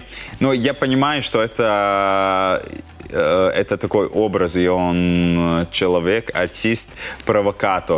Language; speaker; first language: Russian; non-native, local second language; Latvian